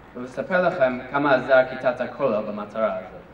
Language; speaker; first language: Hebrew; non-native, learner; English